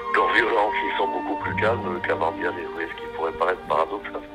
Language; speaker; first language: French; native; French